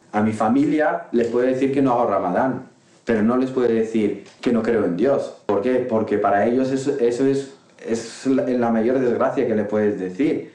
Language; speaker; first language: Spanish; non-native, local second language; Arabic